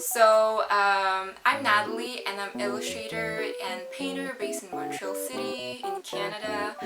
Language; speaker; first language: English; non-native, local second language; French